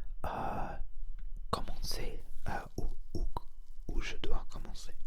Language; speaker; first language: French; non-native, learner; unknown